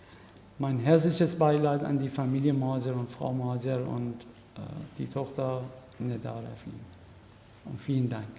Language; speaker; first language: German; non-native, fluent; Persian